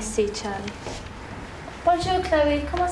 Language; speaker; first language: French; non-native, learner; English